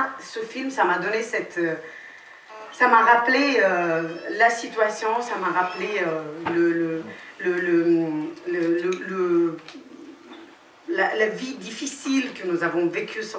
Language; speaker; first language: French; non-native, fluent; Romany